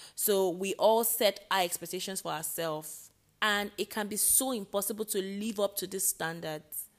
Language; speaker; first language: English; non-native, local second language; Yoruba